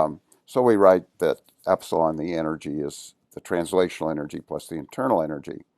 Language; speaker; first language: English; native; English